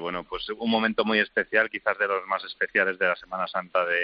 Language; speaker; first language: Spanish; native; Spanish